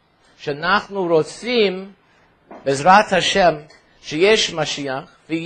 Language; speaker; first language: Hebrew; non-native, fluent; English